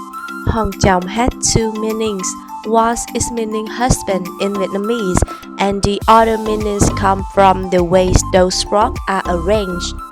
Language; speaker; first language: English; non-native, learner; Vietnamese